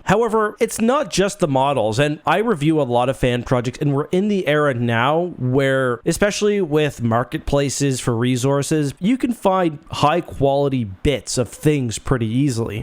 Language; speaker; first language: English; native; English